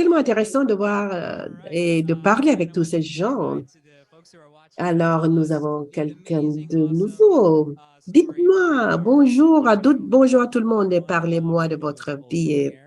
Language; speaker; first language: French; non-native, fluent; English